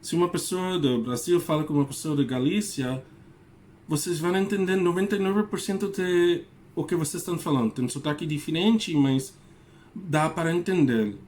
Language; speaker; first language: Portuguese; non-native, learner; English